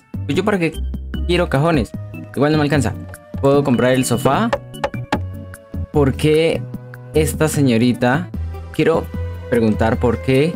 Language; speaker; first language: Spanish; native; Spanish